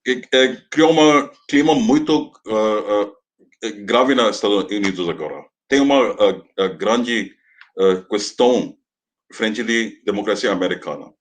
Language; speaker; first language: Portuguese; non-native, fluent; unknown